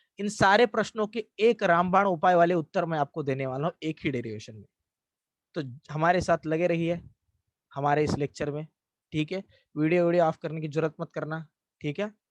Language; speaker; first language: Hindi; non-native, local second language; Marathi